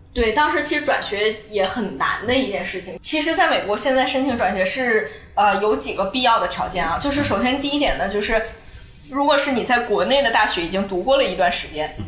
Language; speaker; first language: Chinese; native; Chinese